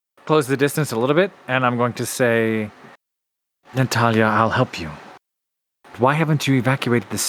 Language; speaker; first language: English; native; English